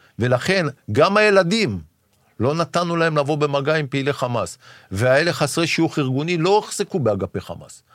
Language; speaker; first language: Hebrew; native; Hebrew